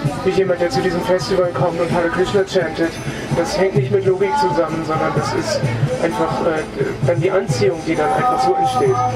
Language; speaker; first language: German; native; German